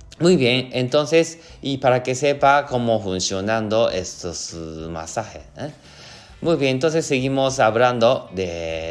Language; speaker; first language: Spanish; non-native, learner; Japanese